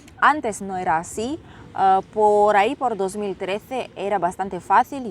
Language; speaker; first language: Spanish; non-native, fluent; Russian